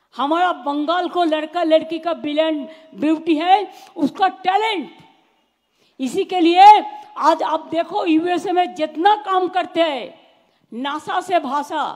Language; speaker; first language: Hindi; non-native, local second language; Bangla